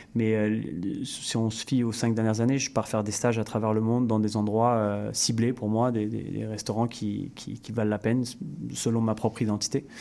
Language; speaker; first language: French; native; French